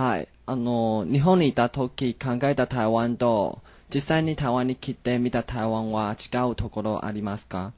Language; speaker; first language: Japanese; non-native, learner; Chinese